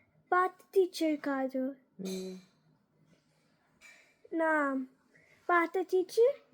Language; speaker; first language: Telugu; early bilingual, heritage; Telugu